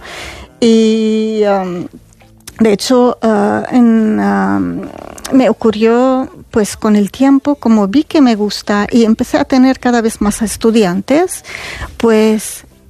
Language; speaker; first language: Spanish; non-native, fluent; Arabic